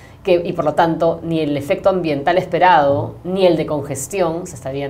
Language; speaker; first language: Spanish; native; Spanish